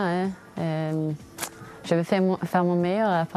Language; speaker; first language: French; non-native, fluent; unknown